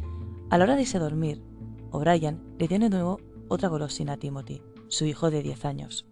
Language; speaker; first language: Spanish; native; Spanish